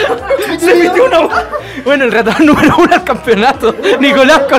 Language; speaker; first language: Spanish; native; Spanish